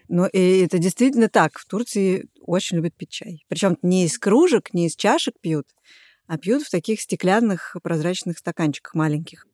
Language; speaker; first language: Russian; native; Russian